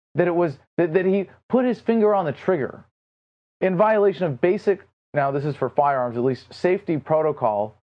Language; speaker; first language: English; native; English